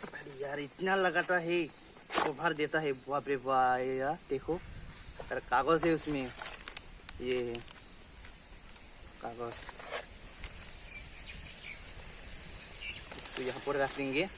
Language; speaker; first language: Hindi; non-native, local second language; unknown